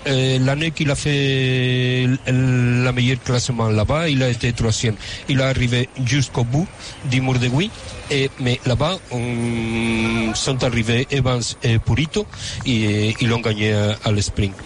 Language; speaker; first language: French; non-native, fluent; Spanish